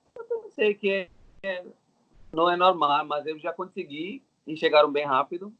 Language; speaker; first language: Portuguese; non-native, learner; Telugu